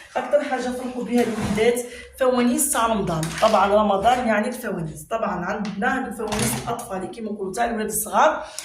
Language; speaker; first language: Arabic; native; Arabic